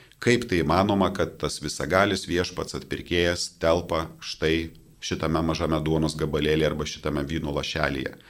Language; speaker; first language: Lithuanian; non-native, local second language; Polish